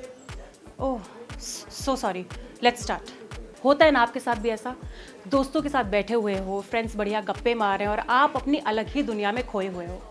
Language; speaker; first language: Hindi; native; Hindi